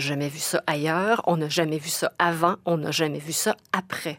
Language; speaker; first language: French; native; French